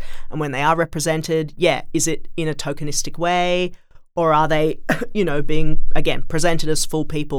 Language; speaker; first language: English; native; English